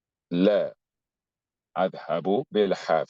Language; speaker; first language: Arabic; non-native, fluent; English